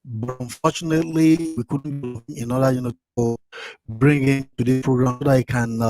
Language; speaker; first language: English; non-native, local second language; Yoruba